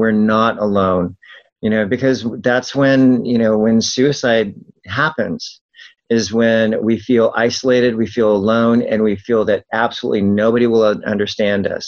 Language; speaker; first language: English; native; English